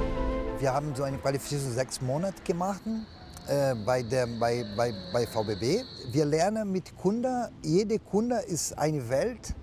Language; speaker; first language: German; non-native, learner; Portuguese